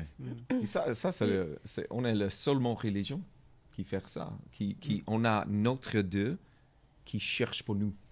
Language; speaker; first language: French; non-native, learner; English